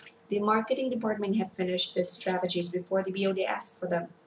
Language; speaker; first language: English; non-native, fluent; Vietnamese